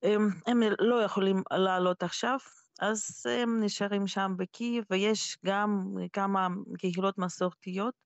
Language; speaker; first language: Hebrew; non-native, fluent; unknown